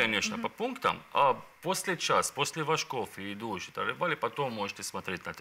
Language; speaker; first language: Russian; non-native, learner; Arabic